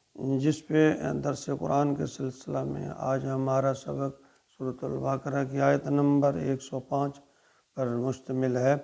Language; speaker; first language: Urdu; native; Urdu